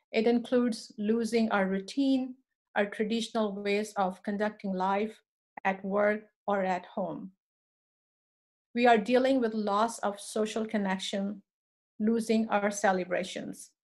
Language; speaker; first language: English; non-native, local second language; Urdu